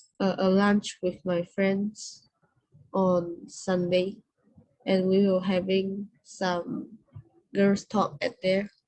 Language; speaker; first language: English; non-native, learner; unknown